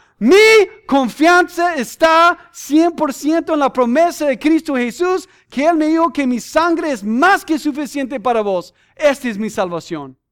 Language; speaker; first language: Spanish; non-native, fluent; English